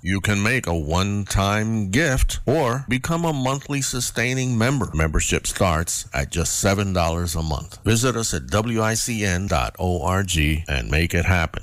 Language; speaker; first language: English; native; English